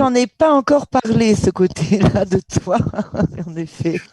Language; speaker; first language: French; native; French